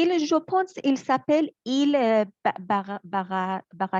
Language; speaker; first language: French; non-native, learner; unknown